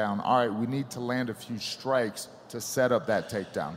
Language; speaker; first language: English; native; English